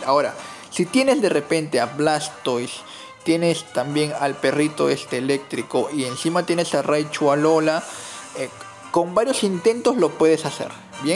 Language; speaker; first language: Spanish; native; Spanish